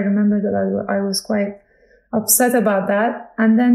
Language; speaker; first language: English; non-native, fluent; Persian